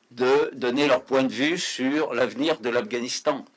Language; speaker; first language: French; native; French